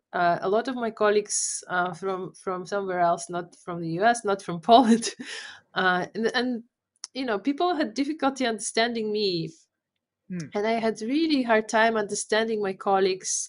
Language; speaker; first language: English; non-native, fluent; Polish